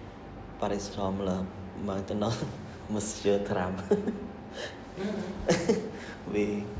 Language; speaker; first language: French; non-native, learner; Khmer